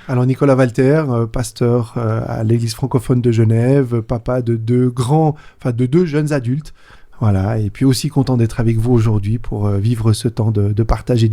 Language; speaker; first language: French; native; French